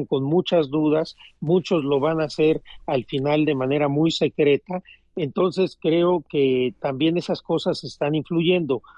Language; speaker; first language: Spanish; native; Spanish